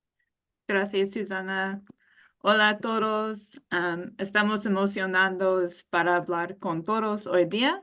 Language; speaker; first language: Spanish; non-native, learner; English